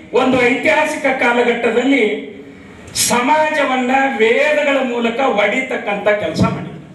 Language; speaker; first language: Kannada; native; Kannada